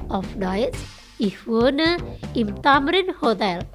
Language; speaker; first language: German; non-native, fluent; Indonesian